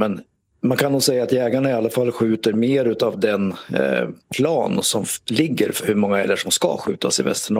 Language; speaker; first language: Swedish; native; Swedish